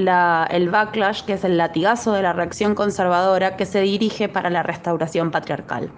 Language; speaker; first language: Spanish; native; Spanish